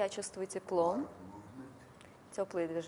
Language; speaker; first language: Russian; native; Russian